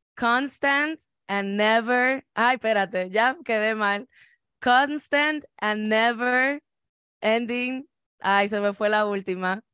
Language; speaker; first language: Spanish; native; Spanish